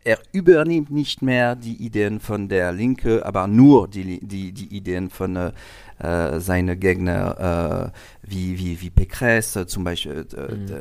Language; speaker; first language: German; non-native, learner; French